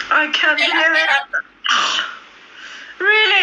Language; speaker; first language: English; non-native, fluent; Persian